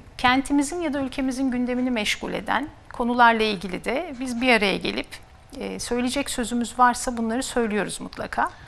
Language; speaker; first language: Turkish; native; Turkish